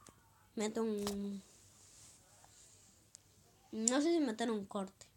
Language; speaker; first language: Spanish; native; Spanish